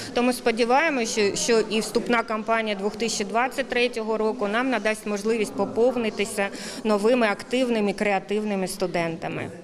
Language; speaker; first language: Ukrainian; native; Ukrainian